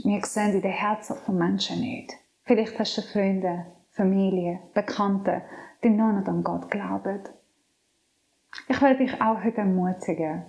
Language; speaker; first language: German; non-native, fluent; Persian